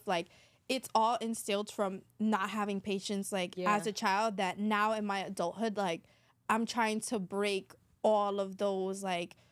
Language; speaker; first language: English; native; English